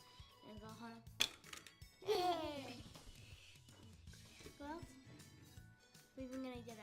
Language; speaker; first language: Welsh; non-native, local second language; English